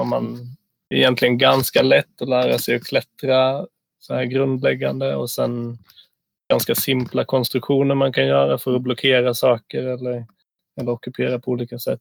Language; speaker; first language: Swedish; native; Swedish